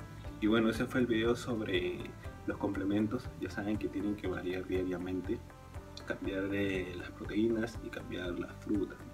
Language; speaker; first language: Spanish; native; Spanish